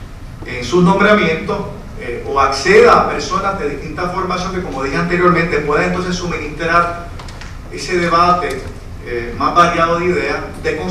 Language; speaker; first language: Spanish; native; Spanish